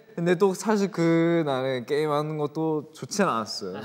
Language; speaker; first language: Korean; non-native, fluent; English